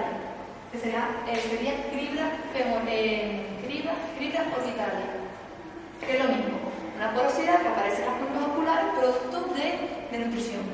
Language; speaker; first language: Spanish; native; Spanish